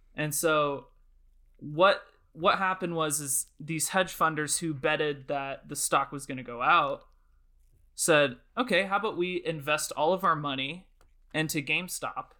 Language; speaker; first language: English; native; English